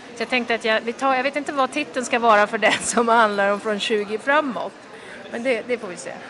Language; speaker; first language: Swedish; early bilingual, other home language; Kurdish